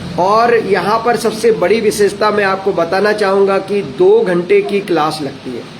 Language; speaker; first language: Hindi; native; Hindi